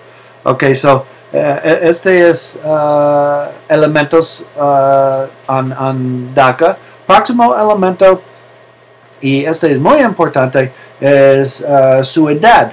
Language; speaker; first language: Spanish; non-native, learner; English